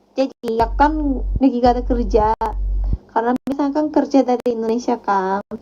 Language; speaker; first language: Indonesian; non-native, fluent; Japanese